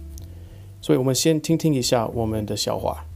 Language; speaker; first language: Chinese; non-native, fluent; English